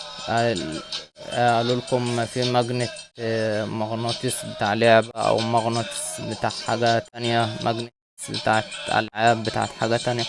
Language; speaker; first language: Arabic; native; Arabic